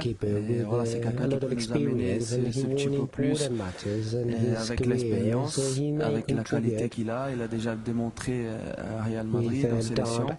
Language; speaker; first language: French; non-native, fluent; Portuguese